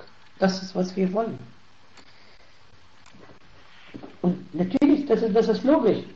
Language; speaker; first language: German; non-native, fluent; Arabic